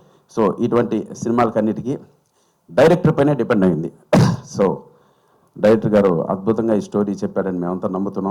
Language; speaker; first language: Telugu; native; Telugu